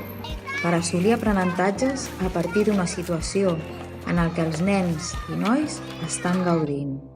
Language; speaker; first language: Catalan; native; Catalan